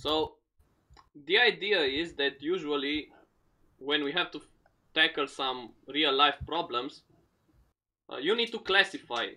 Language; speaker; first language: English; non-native, fluent; Romanian